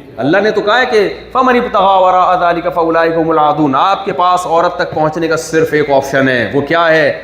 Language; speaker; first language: Urdu; native; Urdu